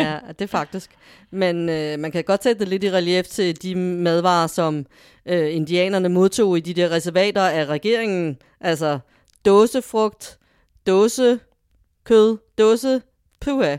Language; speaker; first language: Danish; native; Danish